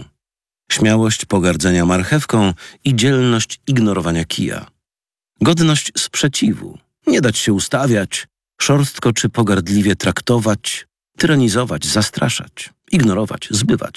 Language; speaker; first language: Polish; native; Polish